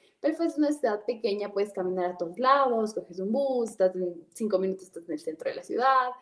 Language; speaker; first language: Spanish; native; Spanish